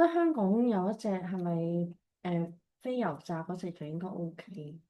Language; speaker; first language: Cantonese; native; Cantonese